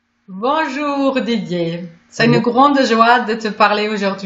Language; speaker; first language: French; non-native, fluent; German